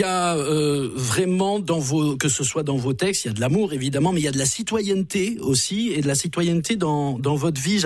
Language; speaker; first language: French; native; French